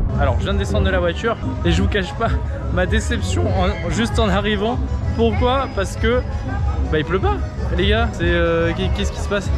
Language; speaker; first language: French; native; French